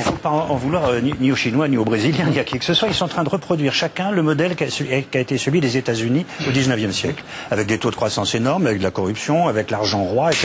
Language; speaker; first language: French; native; French